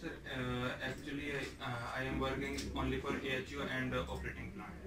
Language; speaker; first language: English; non-native, learner; Hindi